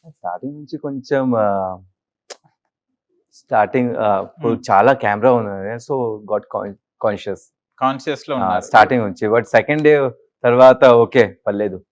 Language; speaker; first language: Telugu; non-native, learner; Hindi